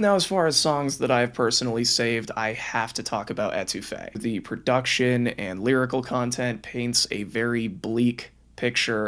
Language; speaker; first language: English; native; English